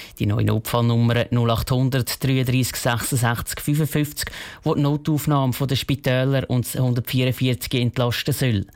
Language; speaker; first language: German; native; German